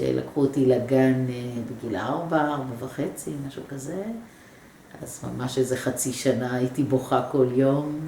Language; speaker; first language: Hebrew; early bilingual, other home language; English